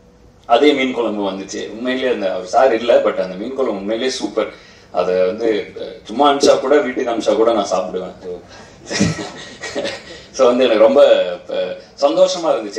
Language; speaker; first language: Tamil; native; Tamil